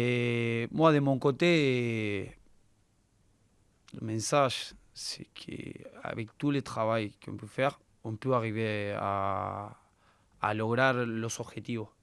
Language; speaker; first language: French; non-native, learner; Spanish